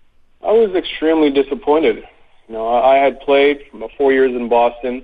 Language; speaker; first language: English; native; English